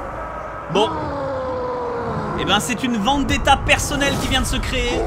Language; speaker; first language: French; native; French